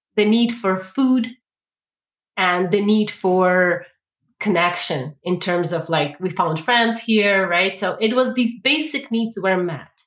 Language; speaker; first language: English; non-native, fluent; Ukrainian